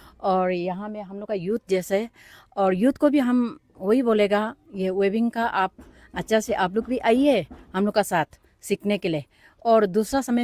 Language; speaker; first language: Hindi; non-native, local second language; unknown